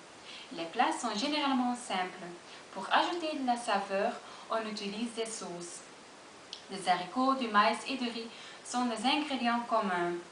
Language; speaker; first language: French; non-native, learner; Dutch